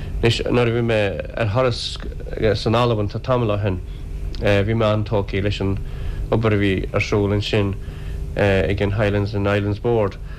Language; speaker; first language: Irish; native; Irish